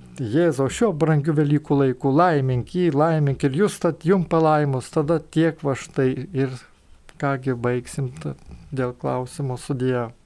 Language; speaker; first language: Lithuanian; native; Lithuanian